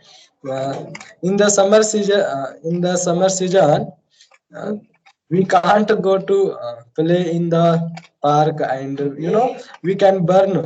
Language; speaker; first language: English; non-native, learner; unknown